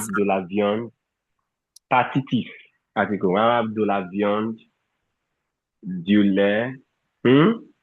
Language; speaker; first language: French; non-native, fluent; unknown